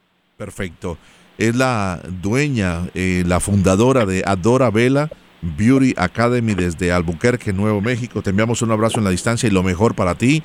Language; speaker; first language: Spanish; native; Spanish